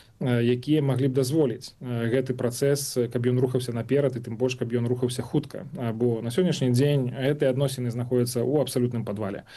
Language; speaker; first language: Belarusian; non-native, local second language; Russian